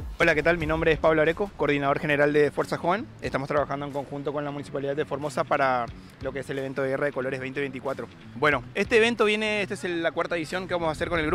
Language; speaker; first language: Spanish; native; Spanish